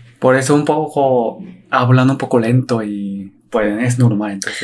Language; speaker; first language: Spanish; non-native, learner; Korean